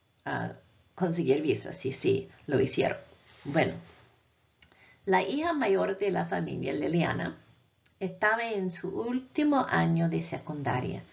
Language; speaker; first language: Spanish; non-native, fluent; English